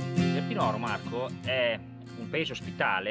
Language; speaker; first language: Italian; native; Italian